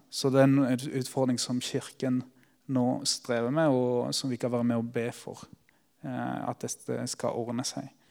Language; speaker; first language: Norwegian; early bilingual, other home language; Spanish